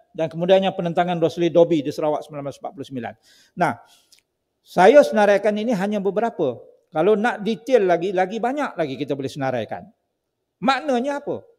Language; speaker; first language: Malay; native; Malay